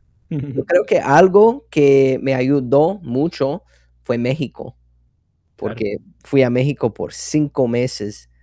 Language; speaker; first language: Spanish; non-native, fluent; English